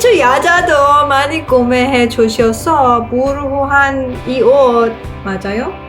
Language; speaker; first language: Korean; non-native, learner; Persian